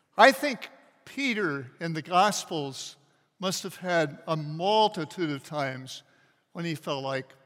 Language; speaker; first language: English; native; English